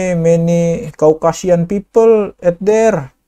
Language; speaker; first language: English; non-native, learner; Indonesian